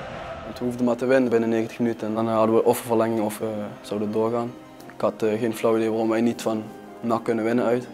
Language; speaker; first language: Dutch; native; Dutch